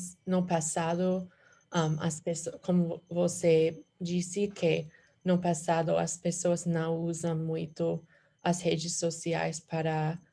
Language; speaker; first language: Portuguese; non-native, learner; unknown